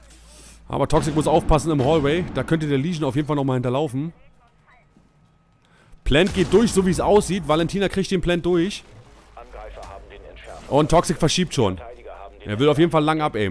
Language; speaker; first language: German; native; German